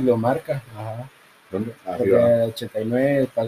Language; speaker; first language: Spanish; native; Spanish